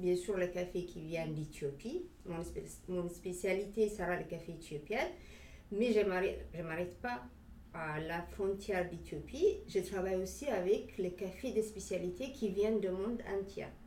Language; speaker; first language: French; non-native, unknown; Amharic